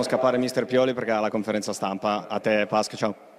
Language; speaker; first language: Italian; native; Italian